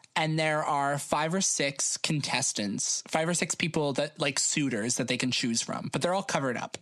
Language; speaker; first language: English; native; English